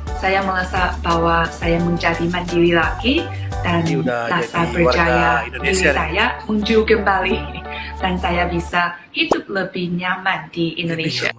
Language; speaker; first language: Indonesian; non-native, fluent; Chinese